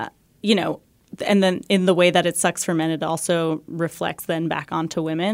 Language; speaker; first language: English; native; English